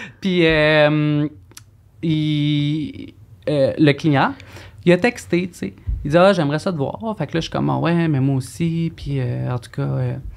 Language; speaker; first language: French; native; French